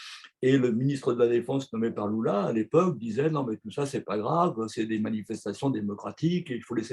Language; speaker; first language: French; native; French